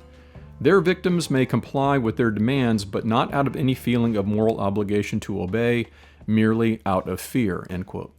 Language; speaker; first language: English; native; English